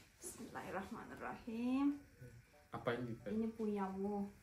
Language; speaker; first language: Indonesian; non-native, learner; Turkish